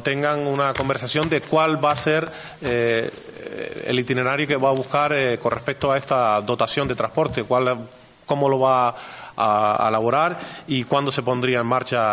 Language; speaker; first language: Spanish; native; Spanish